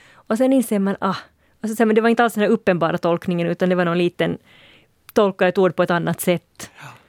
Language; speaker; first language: Swedish; native; Swedish